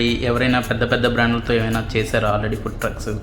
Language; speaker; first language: Telugu; native; Telugu